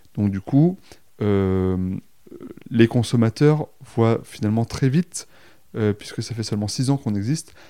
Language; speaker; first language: French; native; French